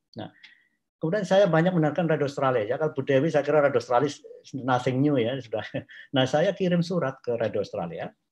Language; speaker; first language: Indonesian; non-native, local second language; Javanese